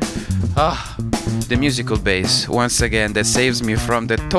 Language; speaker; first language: English; non-native, fluent; Italian